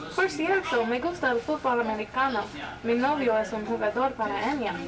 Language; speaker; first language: Spanish; non-native, learner; English